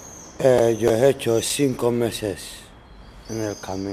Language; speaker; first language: Spanish; non-native, learner; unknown